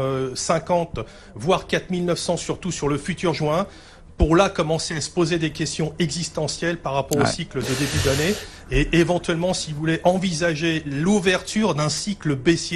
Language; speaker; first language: French; native; French